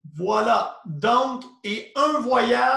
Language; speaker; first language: French; native; French